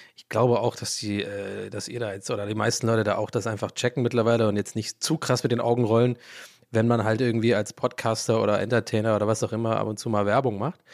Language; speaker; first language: German; early bilingual, other home language; English